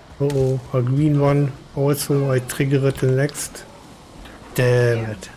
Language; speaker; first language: English; non-native, learner; German